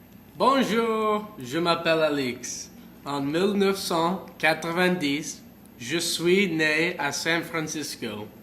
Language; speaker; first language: French; non-native, learner; English